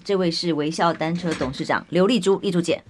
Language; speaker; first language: Chinese; native; Chinese